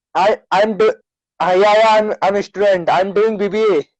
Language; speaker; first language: English; non-native, learner; Hindi